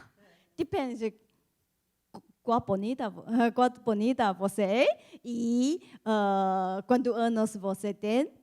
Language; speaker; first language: Portuguese; non-native, learner; Chinese